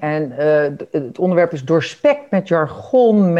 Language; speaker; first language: Dutch; native; Dutch